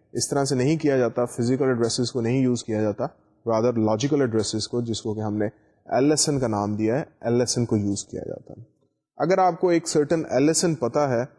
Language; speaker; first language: Urdu; native; Urdu